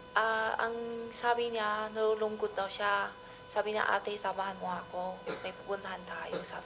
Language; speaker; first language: Filipino; non-native, learner; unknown